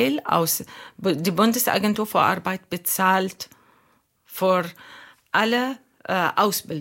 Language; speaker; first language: German; non-native, fluent; Arabic